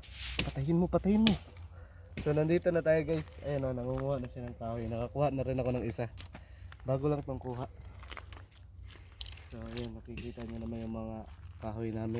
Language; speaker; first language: Filipino; non-native, local second language; Cebuano